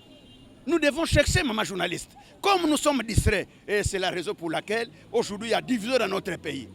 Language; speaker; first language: French; non-native, local second language; Lingala